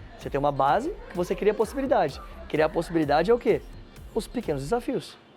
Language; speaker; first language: Portuguese; native; Portuguese